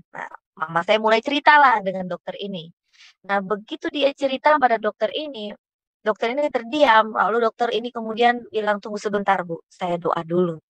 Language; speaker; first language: Indonesian; native; Indonesian